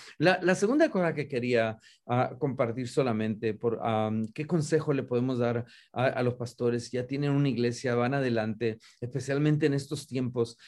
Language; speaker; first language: Spanish; native; Spanish